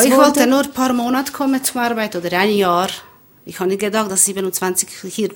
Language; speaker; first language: German; non-native, learner; Bosnian